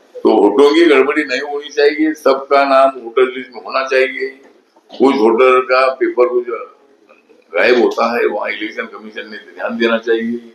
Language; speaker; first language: Hindi; non-native, local second language; Marathi